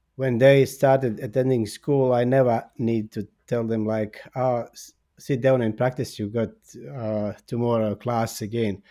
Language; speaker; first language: English; non-native, fluent; Bosnian